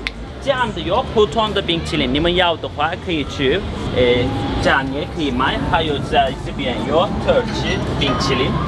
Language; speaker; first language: Chinese; non-native, learner; Turkish